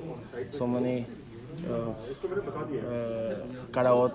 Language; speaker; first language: English; non-native, learner; Spanish